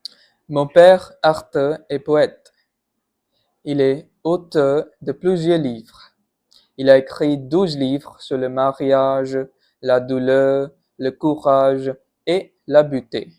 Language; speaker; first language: French; non-native, learner; Punjabi